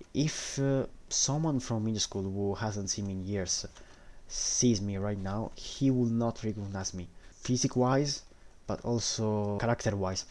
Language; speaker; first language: English; non-native, fluent; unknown